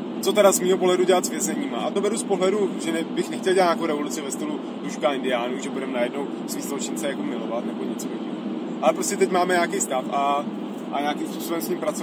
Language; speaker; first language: Czech; native; Czech